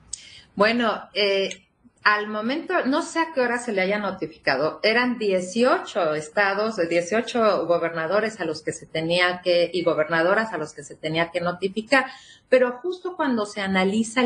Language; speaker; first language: Spanish; native; Spanish